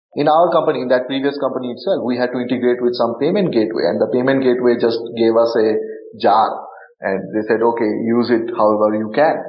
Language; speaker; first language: English; non-native, local second language; Bangla